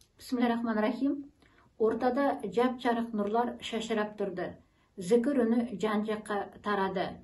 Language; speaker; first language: Kazakh; native; Kazakh